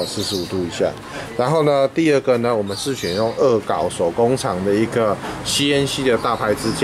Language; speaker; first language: Chinese; native; Chinese